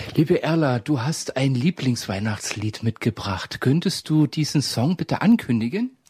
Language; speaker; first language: German; native; German